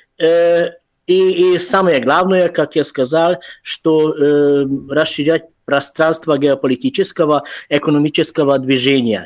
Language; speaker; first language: Russian; non-native, fluent; Hungarian